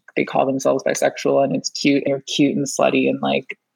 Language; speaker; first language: English; early bilingual, other home language; Persian